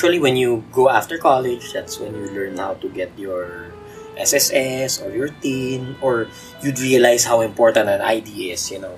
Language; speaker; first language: English; non-native, local second language; Filipino